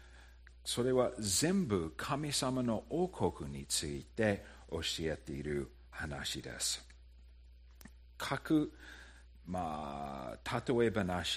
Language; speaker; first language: Japanese; non-native, fluent; English